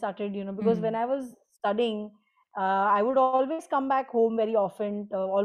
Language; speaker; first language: English; non-native, local second language; Marathi